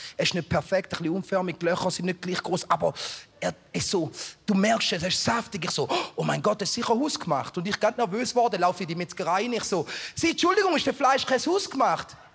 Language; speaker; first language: German; early bilingual, other home language; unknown